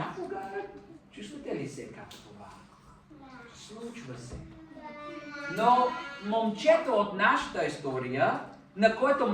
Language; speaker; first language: Bulgarian; non-native, fluent; English